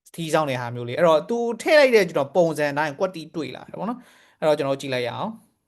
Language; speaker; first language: Burmese; native; Burmese